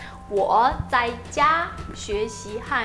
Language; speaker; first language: Chinese; non-native, fluent; Portuguese